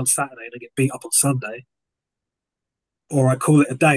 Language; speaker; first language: English; native; English